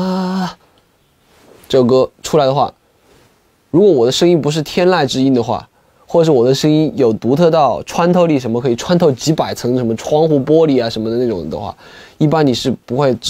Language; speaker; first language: Chinese; native; Chinese